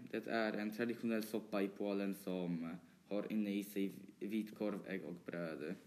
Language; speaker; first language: Swedish; early bilingual, other home language; Polish